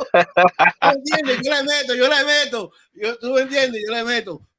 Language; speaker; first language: Spanish; early bilingual, heritage; Spanish